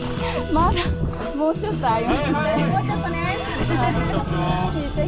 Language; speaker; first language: Japanese; native; Japanese